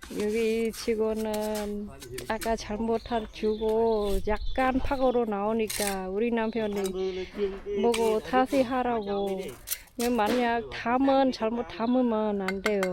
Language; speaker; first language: Korean; non-native, fluent; Khmer